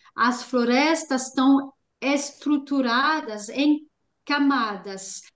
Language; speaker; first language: Portuguese; non-native, fluent; French